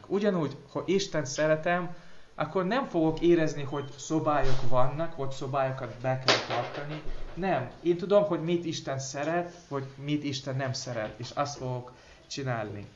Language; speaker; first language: Hungarian; non-native, fluent; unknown